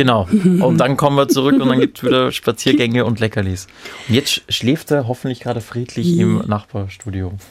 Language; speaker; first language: German; native; German